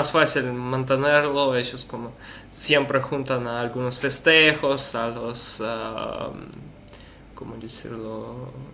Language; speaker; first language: Spanish; non-native, learner; Russian